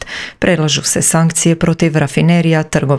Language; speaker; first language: Croatian; native; Croatian